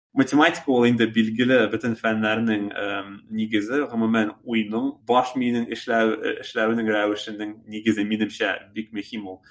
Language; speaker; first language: Tatar; native; Tatar